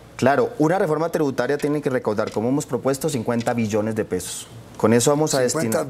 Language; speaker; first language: Spanish; native; Spanish